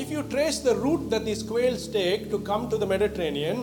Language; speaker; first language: English; non-native, local second language; Tamil